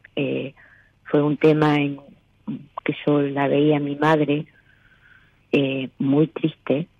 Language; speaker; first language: Spanish; native; Spanish